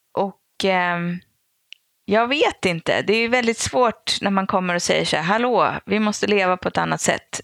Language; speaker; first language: Swedish; native; Swedish